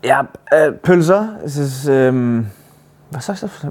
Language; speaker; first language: German; non-native, learner; Danish